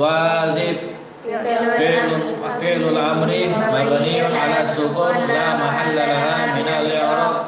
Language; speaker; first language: Arabic; non-native, fluent; Indonesian